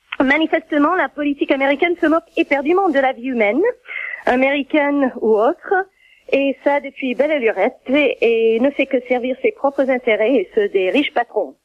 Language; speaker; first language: French; non-native, fluent; English